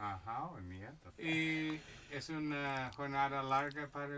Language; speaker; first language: Spanish; non-native, learner; English